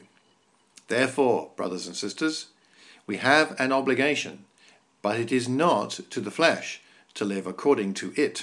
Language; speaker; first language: English; native; English